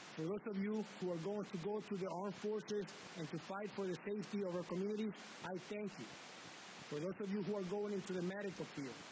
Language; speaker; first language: English; early bilingual, other home language; Spanish